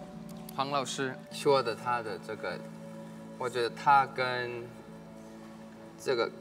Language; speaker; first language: Chinese; non-native, learner; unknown